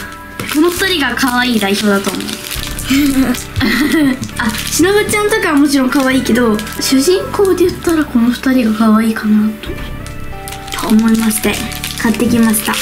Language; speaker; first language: Japanese; native; Japanese